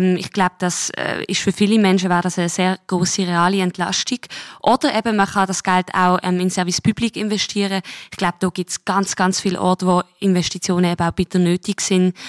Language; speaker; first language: German; native; German